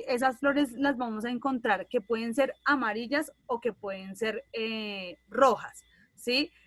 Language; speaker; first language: Spanish; native; Spanish